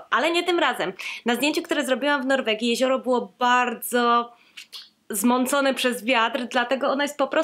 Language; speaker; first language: Polish; native; Polish